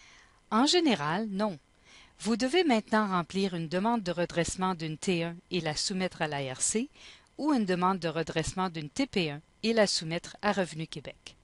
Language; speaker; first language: French; native; French